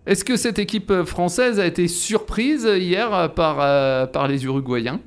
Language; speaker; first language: French; native; French